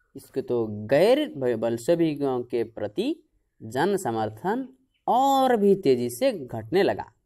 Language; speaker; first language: Hindi; non-native, local second language; Odia